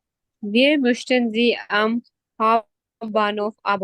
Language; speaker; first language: German; non-native, learner; Urdu